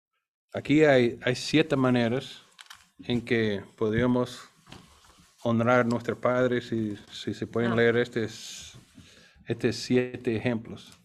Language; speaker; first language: Spanish; non-native, fluent; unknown